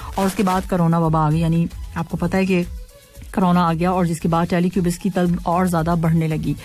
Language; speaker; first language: Urdu; native; Urdu